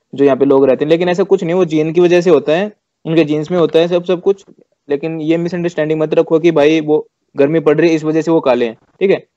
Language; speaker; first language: Hindi; native; Hindi